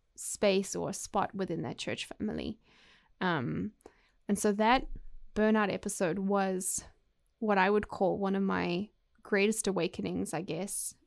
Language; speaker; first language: English; native; English